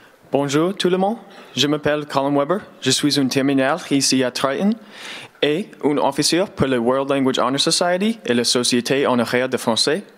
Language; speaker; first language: French; non-native, learner; English